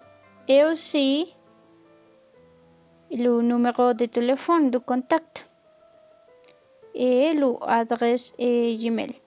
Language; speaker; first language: French; non-native, learner; Spanish